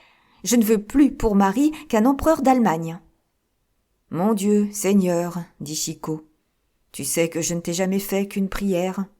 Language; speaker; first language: French; native; French